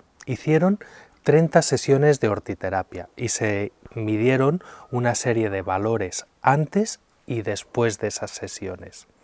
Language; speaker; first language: Spanish; native; Spanish